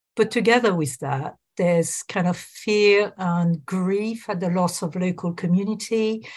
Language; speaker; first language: English; non-native, fluent; French